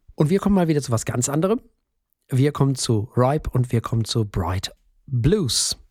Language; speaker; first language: German; native; German